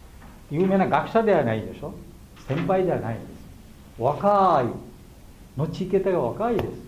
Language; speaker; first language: Japanese; non-native, learner; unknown